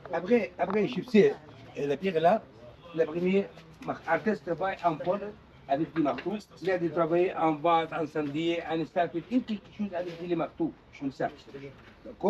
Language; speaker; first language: French; non-native, learner; Arabic